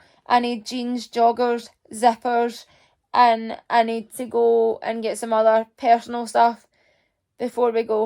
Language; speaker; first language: English; native; English